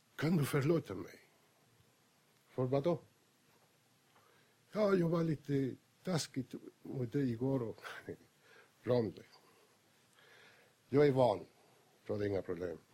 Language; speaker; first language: Swedish; non-native, fluent; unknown